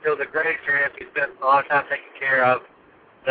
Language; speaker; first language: English; native; English